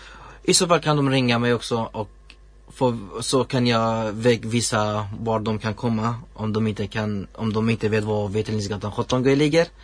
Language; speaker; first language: Swedish; non-native, learner; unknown